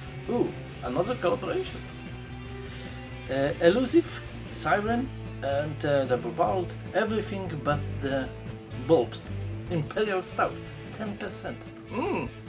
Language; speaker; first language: English; non-native, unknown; Polish